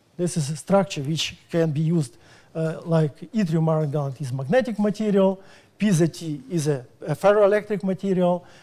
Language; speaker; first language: English; non-native, fluent; Russian